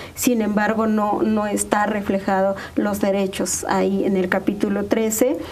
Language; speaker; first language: Spanish; non-native, local second language; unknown